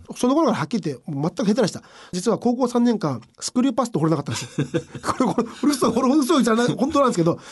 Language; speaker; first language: Japanese; native; Japanese